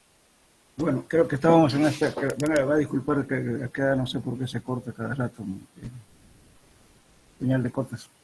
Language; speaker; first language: Spanish; native; Spanish